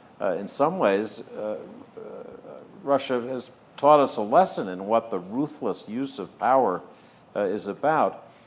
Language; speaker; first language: English; native; English